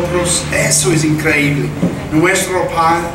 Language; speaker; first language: Spanish; non-native, fluent; English